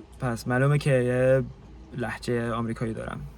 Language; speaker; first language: Persian; early bilingual, heritage; English